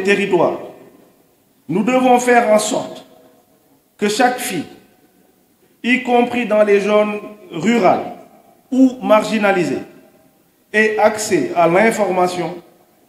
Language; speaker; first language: French; non-native, local second language; Wolof